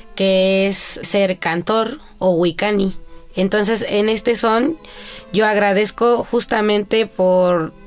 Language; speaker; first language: Spanish; native; Spanish